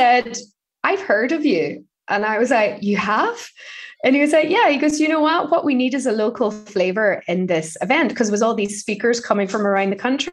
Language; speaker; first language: English; native; English